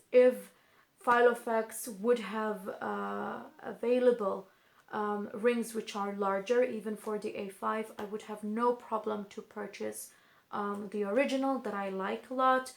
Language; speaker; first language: English; non-native, fluent; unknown